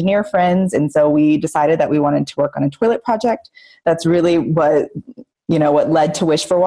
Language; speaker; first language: English; native; English